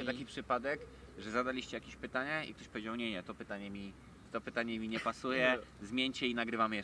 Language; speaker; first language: Polish; native; Polish